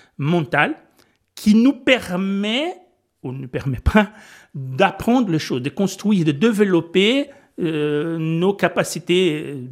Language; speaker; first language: French; non-native, fluent; Portuguese